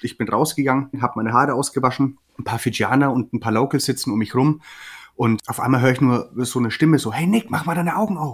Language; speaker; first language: German; native; German